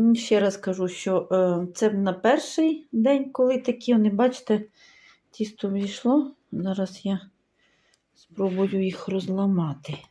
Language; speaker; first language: Ukrainian; non-native, local second language; Russian